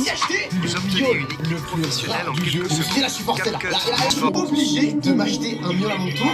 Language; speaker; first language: French; native; French